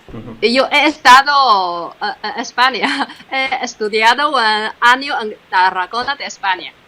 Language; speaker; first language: Spanish; non-native, fluent; Chinese